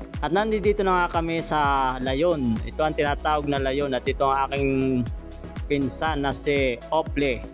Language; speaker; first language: Filipino; native; Filipino